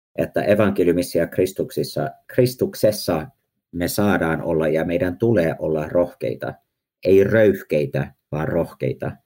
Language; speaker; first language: Finnish; early bilingual, heritage; Finnish